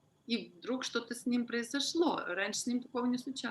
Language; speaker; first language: Russian; native; Russian